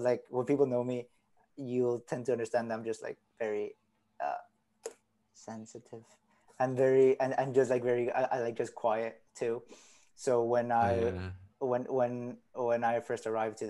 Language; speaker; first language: English; non-native, fluent; Spanish